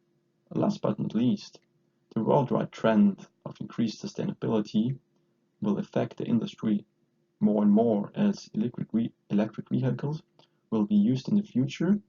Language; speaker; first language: English; non-native, fluent; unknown